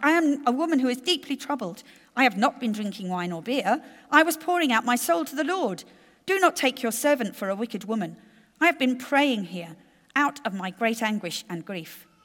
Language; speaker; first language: English; native; English